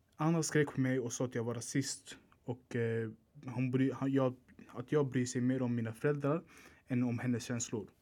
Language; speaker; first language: Swedish; early bilingual, other home language; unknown